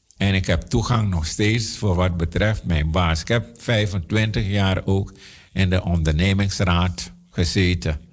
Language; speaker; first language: Dutch; non-native, local second language; Sranan Tongo